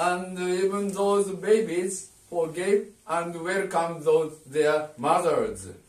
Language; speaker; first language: English; non-native, learner; Japanese